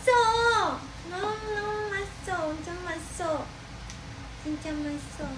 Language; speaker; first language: Korean; non-native, learner; Japanese